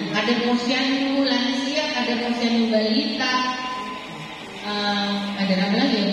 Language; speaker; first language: Indonesian; native; Indonesian